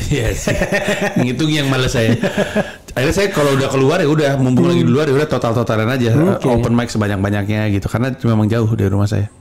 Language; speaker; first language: Indonesian; native; Indonesian